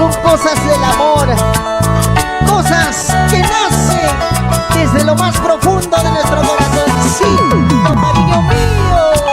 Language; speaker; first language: Spanish; native; Spanish